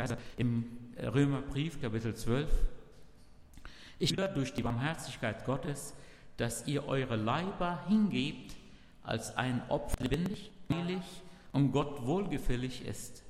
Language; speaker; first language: German; non-native, learner; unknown